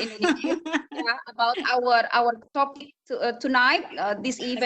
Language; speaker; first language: English; non-native, fluent; Indonesian